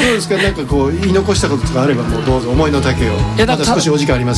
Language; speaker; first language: Japanese; native; Japanese